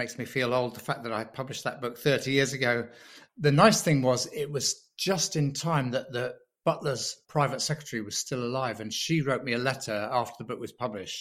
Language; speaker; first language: English; native; English